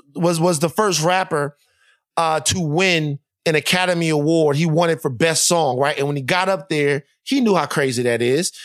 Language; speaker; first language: English; native; English